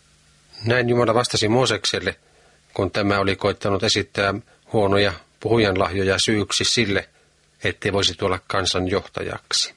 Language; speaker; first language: Finnish; native; Finnish